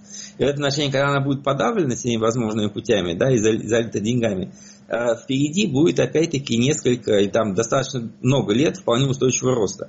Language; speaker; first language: Russian; native; Russian